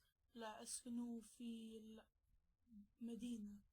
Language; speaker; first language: Arabic; non-native, learner; English